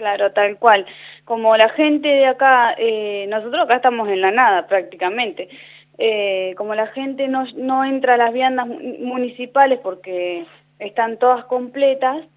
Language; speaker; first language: Spanish; native; Spanish